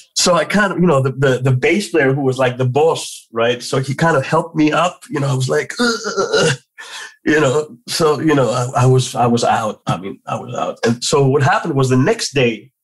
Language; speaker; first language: English; non-native, fluent; Greek